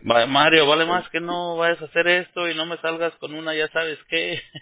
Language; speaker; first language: Spanish; early bilingual, heritage; Spanish